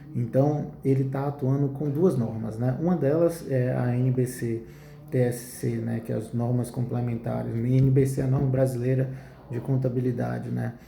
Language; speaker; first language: Portuguese; native; Portuguese